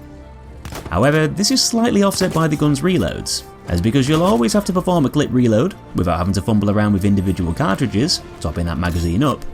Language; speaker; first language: English; native; English